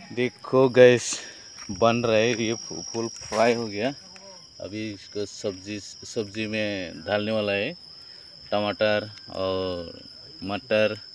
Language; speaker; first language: Hindi; non-native, local second language; Bangla